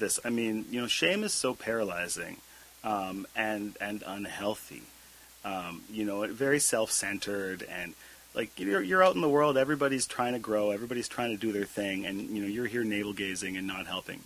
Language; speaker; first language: English; native; English